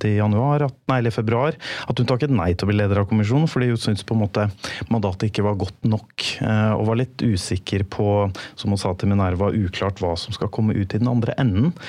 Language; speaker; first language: Norwegian; native; Norwegian